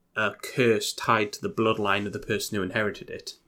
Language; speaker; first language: English; native; English